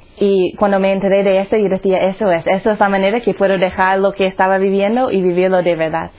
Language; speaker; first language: Spanish; non-native, fluent; English